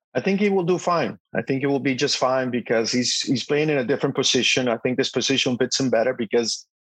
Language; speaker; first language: English; non-native, fluent; Spanish